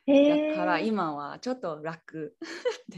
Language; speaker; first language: Japanese; non-native, learner; English